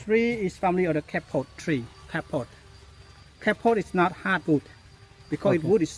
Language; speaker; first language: English; non-native, local second language; Khmer